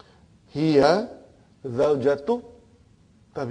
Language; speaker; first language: Arabic; non-native, fluent; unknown